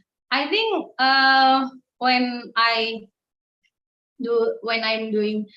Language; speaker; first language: English; non-native, learner; Indonesian